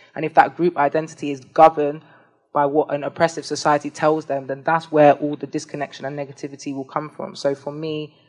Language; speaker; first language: English; native; English